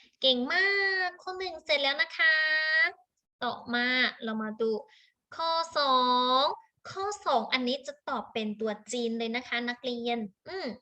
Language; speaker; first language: Thai; native; Thai